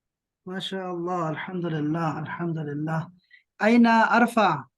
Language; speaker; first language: Arabic; non-native, fluent; Urdu